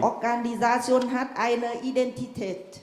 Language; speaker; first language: German; non-native, fluent; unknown